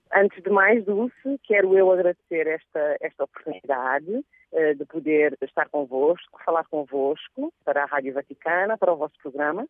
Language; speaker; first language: Portuguese; non-native, local second language; Kabuverdianu